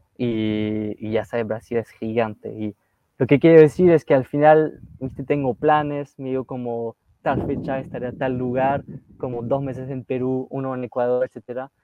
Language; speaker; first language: Spanish; non-native, fluent; French